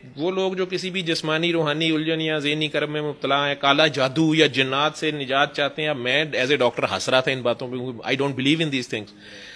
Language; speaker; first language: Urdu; non-native, local second language; Punjabi